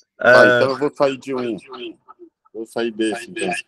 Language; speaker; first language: Portuguese; native; Portuguese